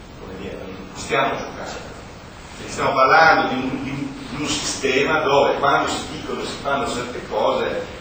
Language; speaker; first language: Italian; native; Italian